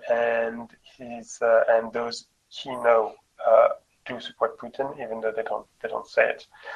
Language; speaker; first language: English; non-native, fluent; French